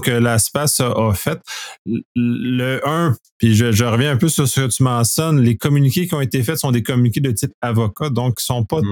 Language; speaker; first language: French; native; French